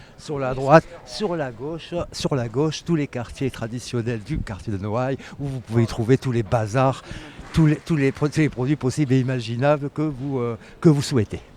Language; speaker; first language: French; native; French